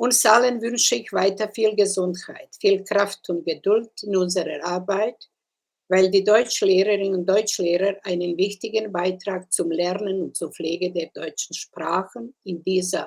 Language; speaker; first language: German; non-native, fluent; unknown